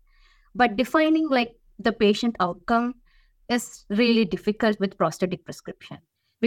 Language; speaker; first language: English; non-native, local second language; Tamil